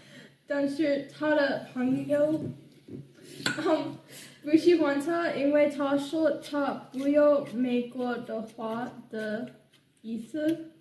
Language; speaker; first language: Chinese; non-native, learner; English